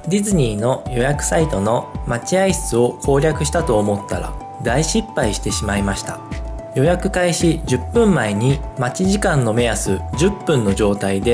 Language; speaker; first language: Japanese; native; Japanese